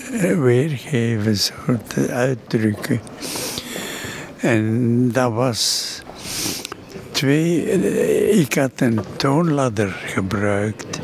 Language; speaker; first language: Dutch; non-native, local second language; French